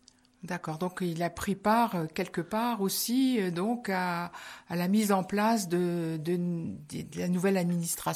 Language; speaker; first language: French; native; French